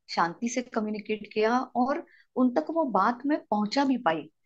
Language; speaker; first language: Hindi; non-native, local second language; Marathi